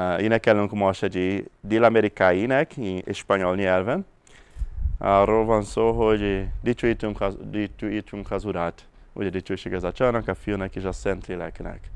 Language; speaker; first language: Hungarian; non-native, fluent; Portuguese